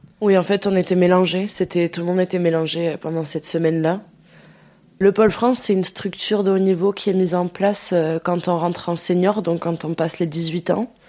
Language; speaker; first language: French; early bilingual, other home language; Dutch